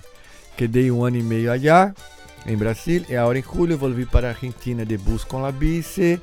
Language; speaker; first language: Spanish; non-native, fluent; Portuguese